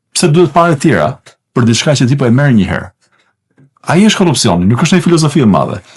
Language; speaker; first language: Albanian; native; Albanian